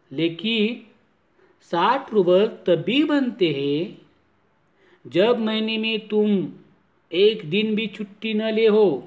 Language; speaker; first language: Hindi; non-native, local second language; Marathi